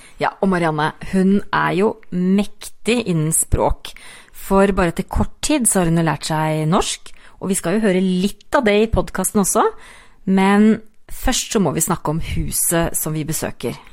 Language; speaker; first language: Norwegian; native; Norwegian